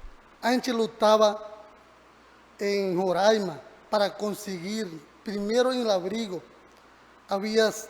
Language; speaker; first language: Portuguese; non-native, learner; Spanish